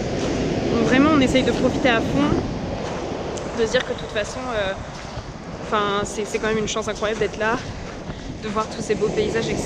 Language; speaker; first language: French; native; French